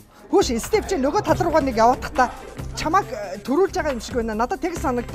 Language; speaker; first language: Mongolian; native; Mongolian